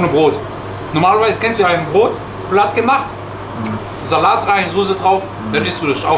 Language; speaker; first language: German; native; German